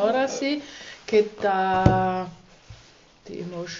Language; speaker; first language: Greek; non-native, learner; German